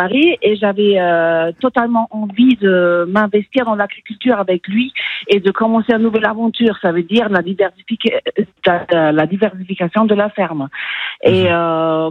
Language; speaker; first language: French; non-native, fluent; German